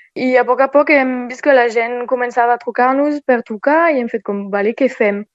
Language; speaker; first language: Catalan; non-native, local second language; French